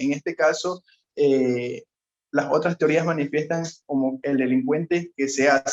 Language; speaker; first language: Spanish; native; Spanish